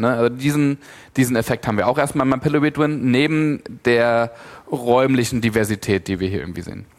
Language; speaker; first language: German; native; German